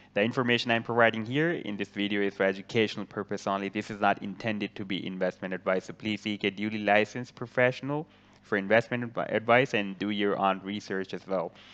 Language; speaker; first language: English; non-native, local second language; Urdu